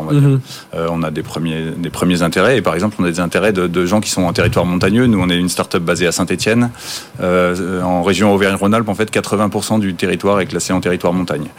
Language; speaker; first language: French; native; French